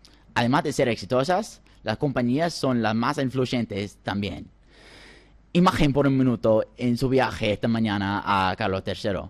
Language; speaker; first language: Spanish; non-native, fluent; English